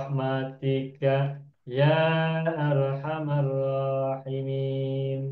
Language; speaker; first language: Arabic; non-native, fluent; Indonesian